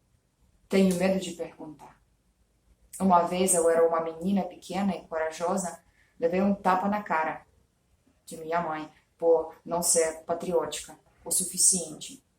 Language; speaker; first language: Portuguese; non-native, fluent; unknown